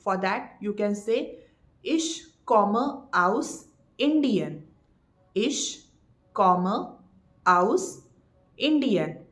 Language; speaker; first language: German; non-native, fluent; Marathi